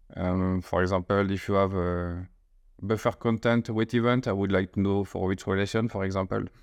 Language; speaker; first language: English; non-native, fluent; French